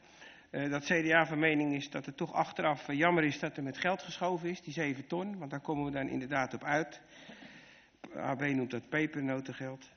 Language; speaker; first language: Dutch; native; Dutch